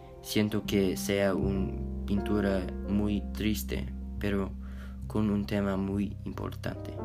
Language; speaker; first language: Spanish; non-native, learner; English